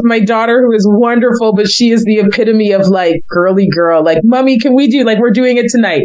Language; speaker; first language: English; native; English